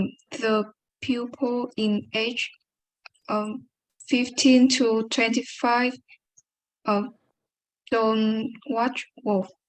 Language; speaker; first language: English; non-native, learner; Vietnamese